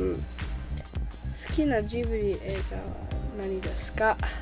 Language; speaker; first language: Japanese; early bilingual, other home language; English